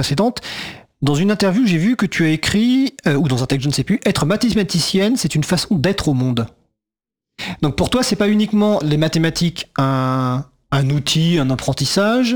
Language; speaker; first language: French; native; French